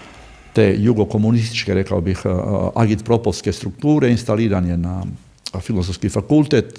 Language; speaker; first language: Croatian; native; Croatian